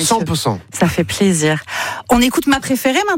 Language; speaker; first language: French; native; French